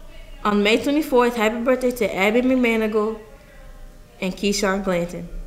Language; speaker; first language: English; native; English